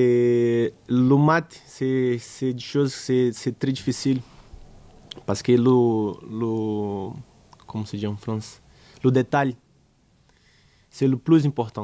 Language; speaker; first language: French; non-native, learner; Portuguese